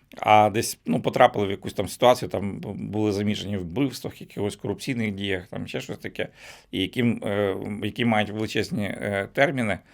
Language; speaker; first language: Ukrainian; native; Ukrainian